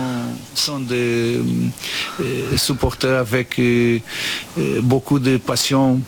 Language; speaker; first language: French; non-native, fluent; Portuguese